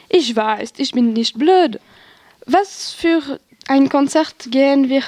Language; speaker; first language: German; non-native, learner; French